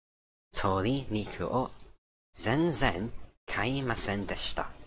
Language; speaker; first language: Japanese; non-native, learner; English